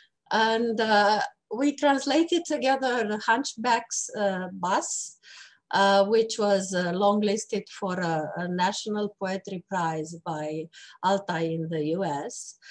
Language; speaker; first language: English; non-native, fluent; Romanian